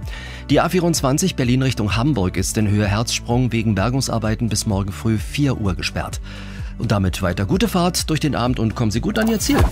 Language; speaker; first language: German; native; German